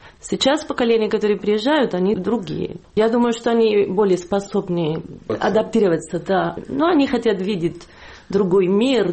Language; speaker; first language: Russian; non-native, fluent; Catalan